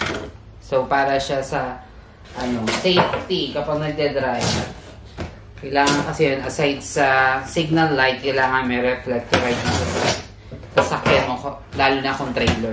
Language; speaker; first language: Filipino; native; Filipino